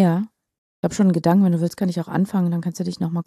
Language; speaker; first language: German; native; German